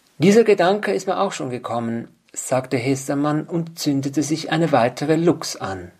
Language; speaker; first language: German; native; German